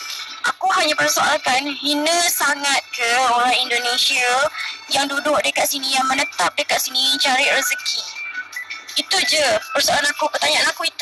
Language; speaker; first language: Malay; native; Malay